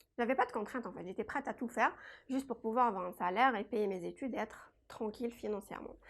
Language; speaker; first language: French; non-native, local second language; Kabyle